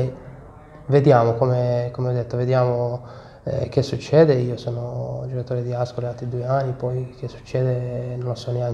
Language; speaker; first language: Italian; non-native, learner; Serbian